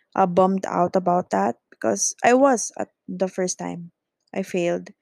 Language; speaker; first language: English; non-native, local second language; Filipino